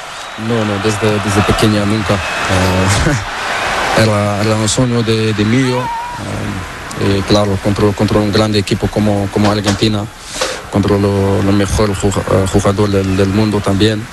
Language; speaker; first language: Spanish; non-native, learner; Portuguese